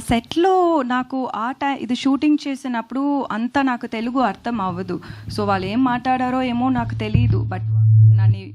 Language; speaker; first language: Telugu; non-native, learner; Tamil